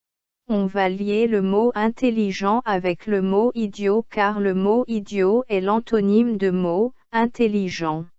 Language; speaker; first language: French; non-native, local second language; Arabic